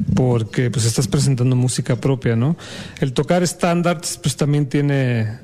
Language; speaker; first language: Spanish; native; Spanish